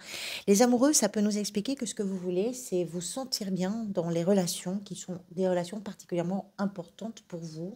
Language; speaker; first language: French; native; French